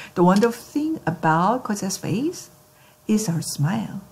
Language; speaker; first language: English; non-native, fluent; Korean